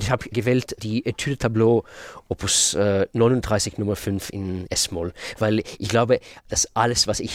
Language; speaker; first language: German; non-native, fluent; Russian